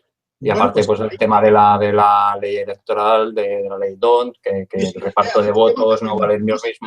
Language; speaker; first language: Spanish; native; Spanish